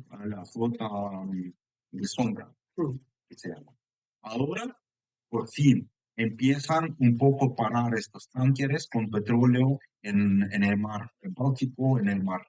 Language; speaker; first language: Spanish; non-native, fluent; Ukrainian